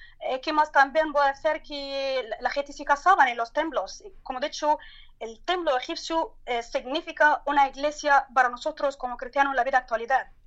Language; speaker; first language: Spanish; non-native, learner; Arabic